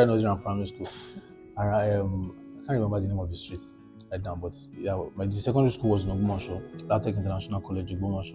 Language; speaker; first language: English; non-native, local second language; Yoruba